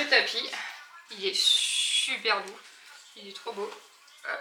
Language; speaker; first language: French; native; French